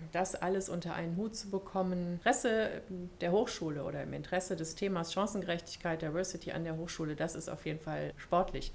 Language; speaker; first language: German; early bilingual, other home language; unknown